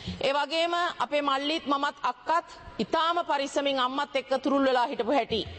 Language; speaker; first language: Sinhala; non-native, local second language; Tamil